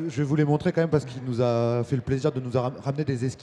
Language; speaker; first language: French; native; French